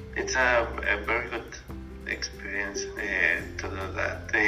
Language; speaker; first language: English; non-native, learner; Spanish